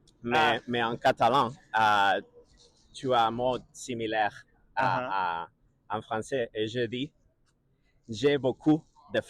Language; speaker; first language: French; non-native, learner; Catalan